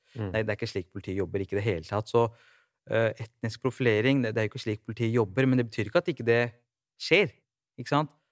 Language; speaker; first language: Norwegian; native; Norwegian